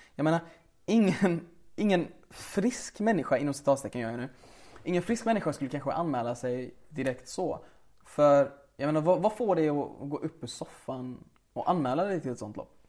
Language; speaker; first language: Swedish; early bilingual, other home language; Arabic